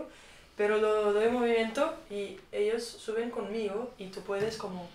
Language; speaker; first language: Spanish; non-native, fluent; Portuguese